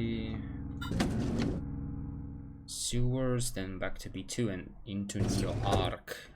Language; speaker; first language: English; non-native, fluent; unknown